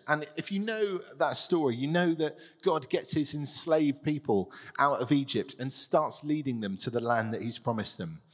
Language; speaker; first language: English; native; English